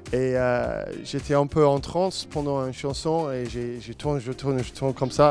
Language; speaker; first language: French; non-native, fluent; English